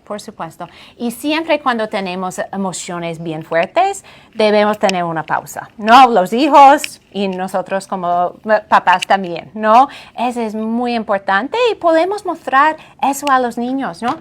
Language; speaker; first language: Spanish; non-native, fluent; English